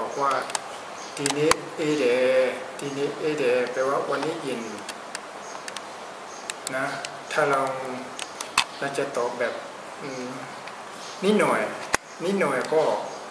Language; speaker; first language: Thai; native; Thai